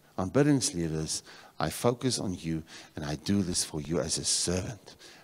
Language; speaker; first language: English; non-native, local second language; Afrikaans